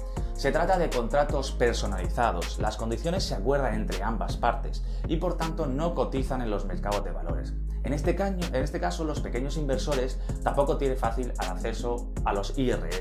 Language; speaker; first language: Spanish; native; Spanish